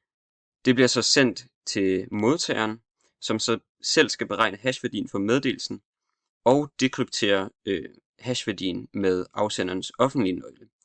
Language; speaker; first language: Danish; native; Danish